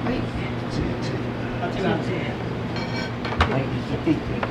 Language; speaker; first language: Japanese; native; Japanese